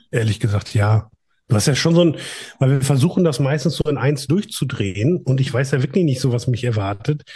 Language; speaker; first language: German; native; German